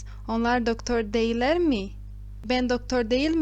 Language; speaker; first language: Turkish; non-native, fluent; Portuguese